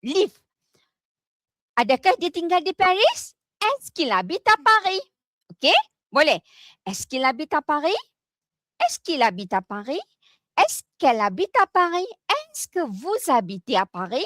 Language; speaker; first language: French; non-native, fluent; Malay